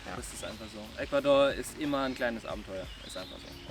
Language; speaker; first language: German; native; German